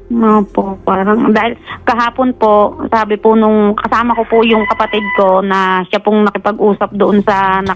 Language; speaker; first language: Filipino; native; Filipino